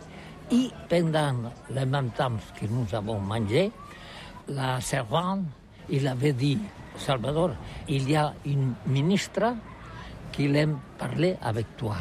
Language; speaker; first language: French; non-native, learner; Catalan